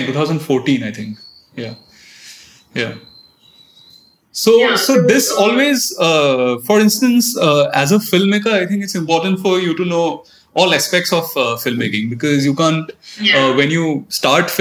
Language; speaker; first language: English; non-native, local second language; Assamese